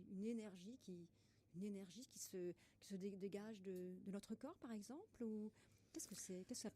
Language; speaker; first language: French; native; French